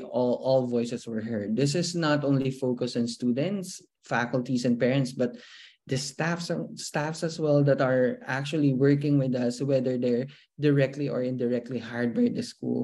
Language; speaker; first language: English; non-native, local second language; Filipino